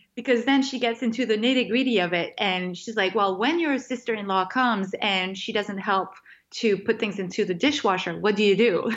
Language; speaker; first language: English; non-native, fluent; French